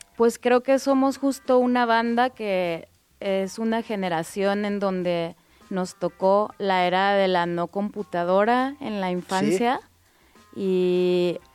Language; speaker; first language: Spanish; native; Spanish